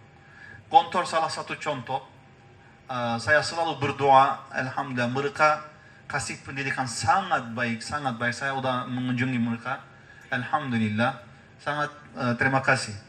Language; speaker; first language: Indonesian; non-native, learner; Turkish